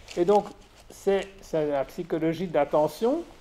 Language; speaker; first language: French; native; French